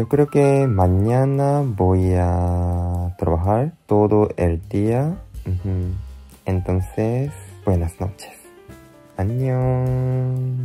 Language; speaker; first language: Spanish; non-native, learner; Japanese